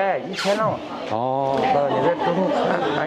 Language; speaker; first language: Chinese; native; Chinese